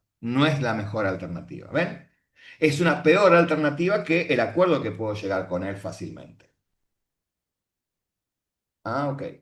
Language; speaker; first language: Spanish; native; Spanish